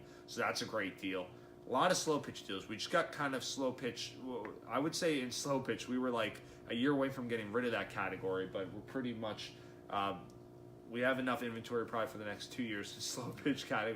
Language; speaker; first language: English; native; English